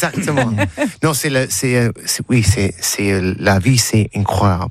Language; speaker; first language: French; non-native, learner; English